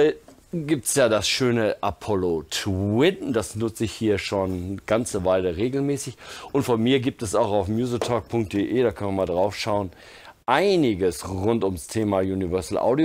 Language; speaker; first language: German; native; German